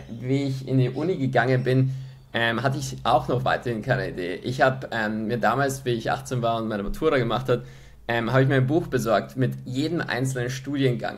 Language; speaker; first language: German; early bilingual, other home language; Polish